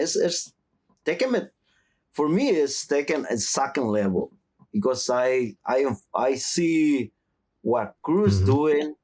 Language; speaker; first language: English; non-native, learner; Spanish